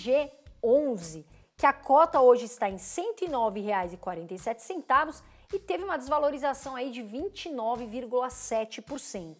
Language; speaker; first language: Portuguese; native; Portuguese